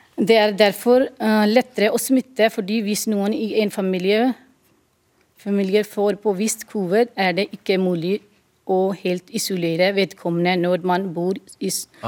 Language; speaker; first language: Norwegian; non-native, fluent; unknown